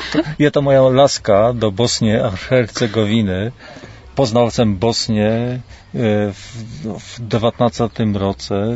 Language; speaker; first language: Czech; non-native, learner; Polish